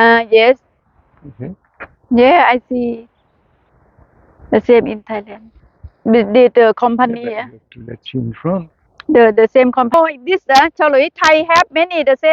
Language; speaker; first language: English; non-native, learner; Thai